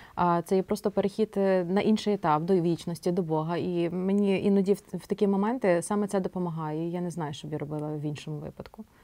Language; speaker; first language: Ukrainian; native; Ukrainian